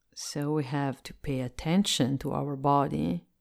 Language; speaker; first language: English; non-native, fluent; Italian